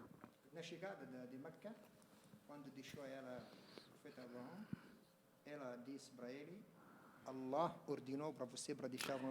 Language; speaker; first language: Portuguese; non-native, learner; Arabic